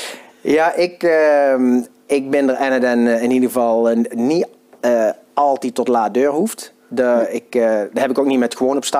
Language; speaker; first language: Dutch; native; Dutch